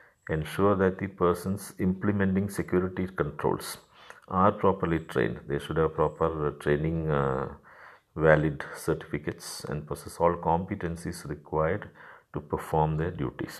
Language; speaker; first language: English; non-native, local second language; Malayalam